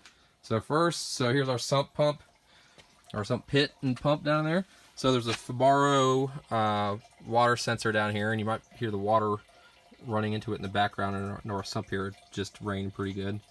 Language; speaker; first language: English; native; English